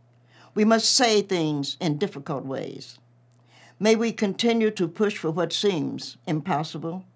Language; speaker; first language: English; native; English